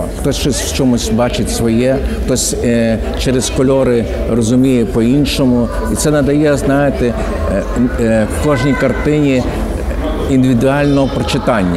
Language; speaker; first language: Ukrainian; native; Ukrainian